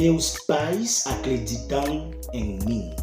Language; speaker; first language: Portuguese; non-native, fluent; Haitian Creole